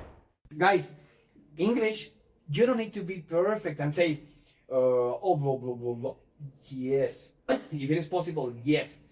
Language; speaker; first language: English; non-native, fluent; Spanish